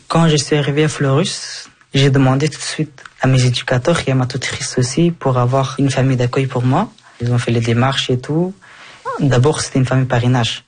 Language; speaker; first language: French; non-native, fluent; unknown